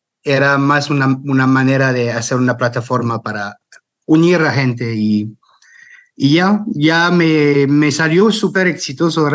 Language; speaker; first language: Spanish; non-native, fluent; French